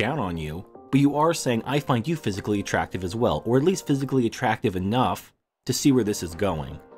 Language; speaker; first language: English; native; English